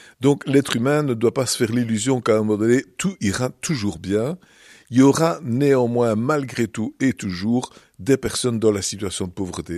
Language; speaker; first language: French; native; French